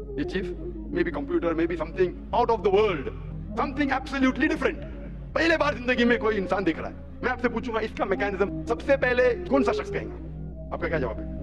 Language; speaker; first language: Hindi; non-native, local second language; Konkani